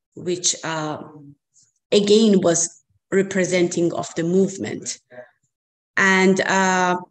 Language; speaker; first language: English; non-native, fluent; Persian